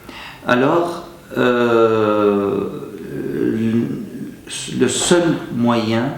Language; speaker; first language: French; non-native, fluent; Arabic